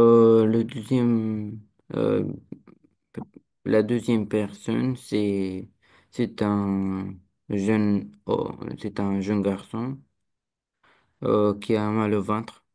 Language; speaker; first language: French; non-native, learner; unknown